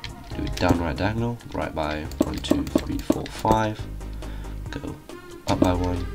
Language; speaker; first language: English; native; English